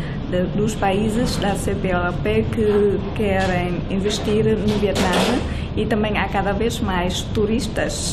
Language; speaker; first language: Portuguese; non-native, fluent; Vietnamese